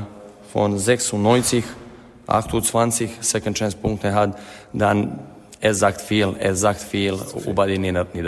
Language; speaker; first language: German; non-native, fluent; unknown